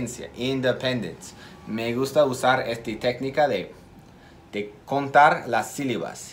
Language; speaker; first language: Spanish; non-native, fluent; English